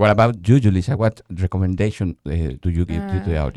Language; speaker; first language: English; non-native, fluent; Spanish